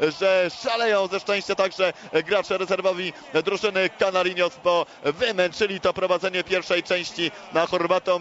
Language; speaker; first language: Polish; native; Polish